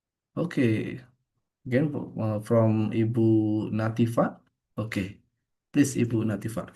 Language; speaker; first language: English; non-native, fluent; Indonesian